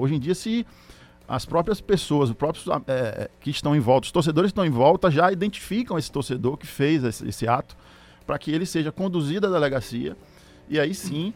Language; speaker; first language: Portuguese; native; Portuguese